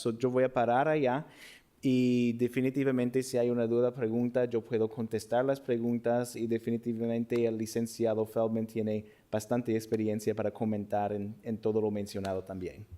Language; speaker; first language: Spanish; non-native, fluent; English